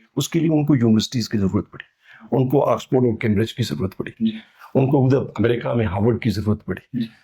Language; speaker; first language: Urdu; non-native, local second language; Baluchi